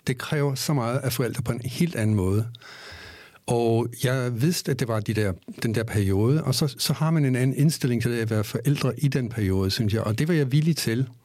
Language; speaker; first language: Danish; non-native, fluent; English